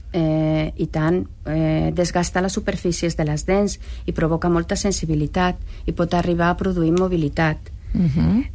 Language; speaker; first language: Catalan; non-native, local second language; Spanish